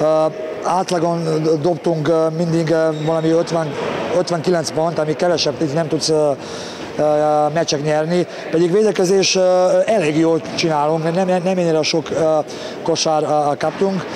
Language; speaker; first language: Hungarian; non-native, learner; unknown